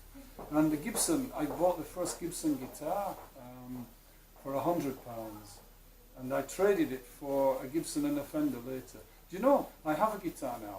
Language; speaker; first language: English; non-native, fluent; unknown